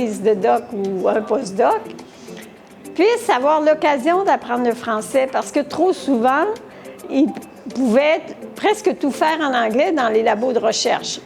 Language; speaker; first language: French; native; French